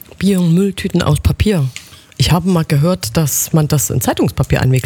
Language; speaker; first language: German; native; German